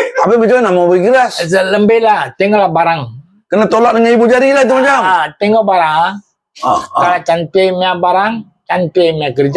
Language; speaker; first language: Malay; non-native, local second language; Tamil